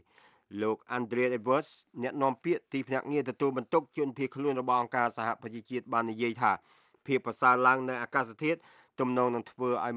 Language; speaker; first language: Khmer; native; Khmer